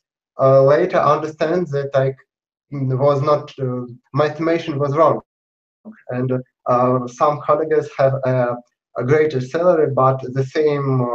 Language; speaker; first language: English; non-native, learner; Russian